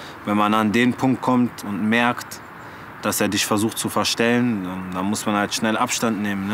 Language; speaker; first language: German; early bilingual, other home language; French